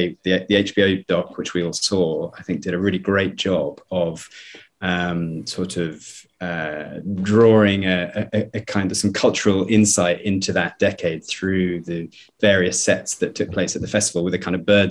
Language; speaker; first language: English; native; English